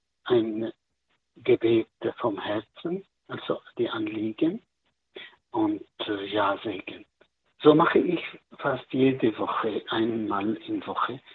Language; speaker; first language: German; non-native, learner; Arabic